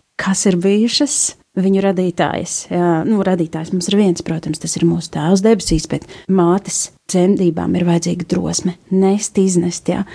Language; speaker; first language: Latvian; native; Latvian